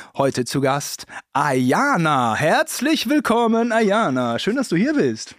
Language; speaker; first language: German; native; German